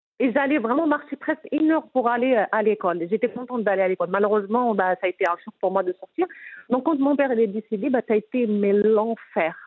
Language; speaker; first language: French; non-native, local second language; Arabic